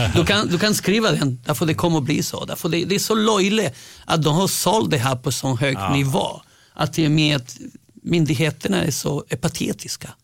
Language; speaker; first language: Swedish; non-native, fluent; Spanish